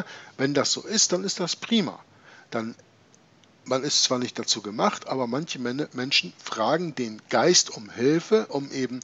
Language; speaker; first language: German; native; German